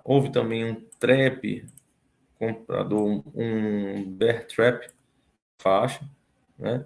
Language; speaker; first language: Portuguese; native; Portuguese